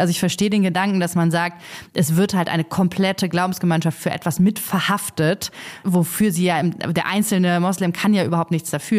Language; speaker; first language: German; native; German